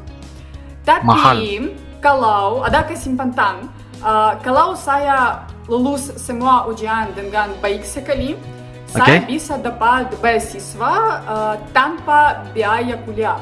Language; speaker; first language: Indonesian; non-native, learner; Ukrainian